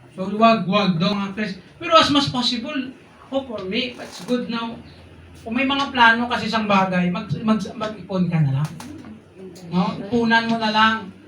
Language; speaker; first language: Filipino; non-native, local second language; Hiligaynon